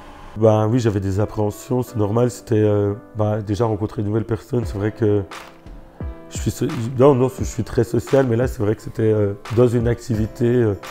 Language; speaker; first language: French; native; French